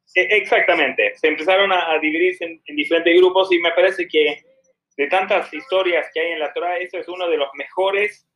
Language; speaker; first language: Spanish; non-native, fluent; Swedish